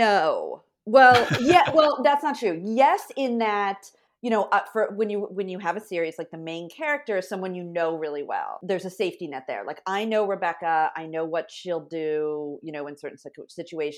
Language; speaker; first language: English; native; English